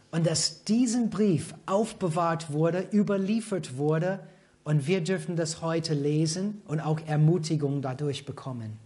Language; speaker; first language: German; non-native, fluent; English